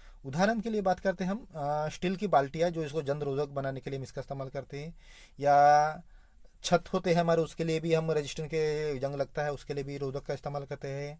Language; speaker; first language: Hindi; non-native, local second language; Marathi